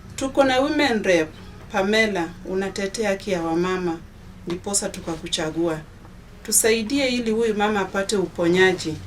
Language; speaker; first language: Swahili; non-native, local second language; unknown